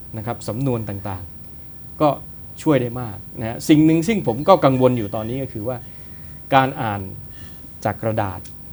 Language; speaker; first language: Thai; native; Thai